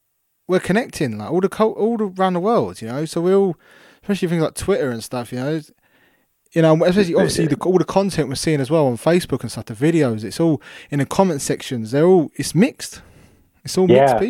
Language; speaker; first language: English; native; English